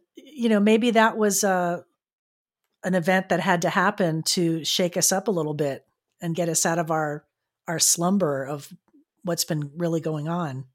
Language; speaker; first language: English; native; English